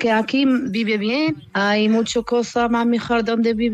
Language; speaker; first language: Spanish; non-native, learner; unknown